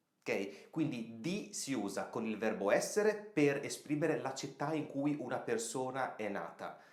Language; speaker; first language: Italian; native; Italian